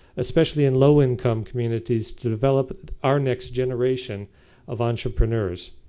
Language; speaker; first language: English; native; English